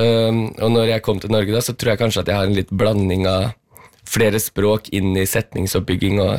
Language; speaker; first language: Norwegian; early bilingual, heritage; Norwegian